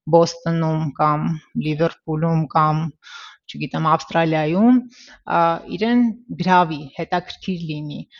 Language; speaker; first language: Armenian; early bilingual, heritage; Armenian